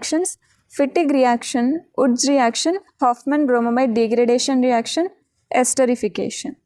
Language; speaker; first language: English; non-native, local second language; Telugu